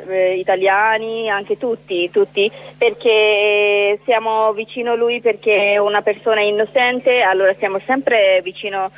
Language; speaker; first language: Italian; non-native, learner; Bangla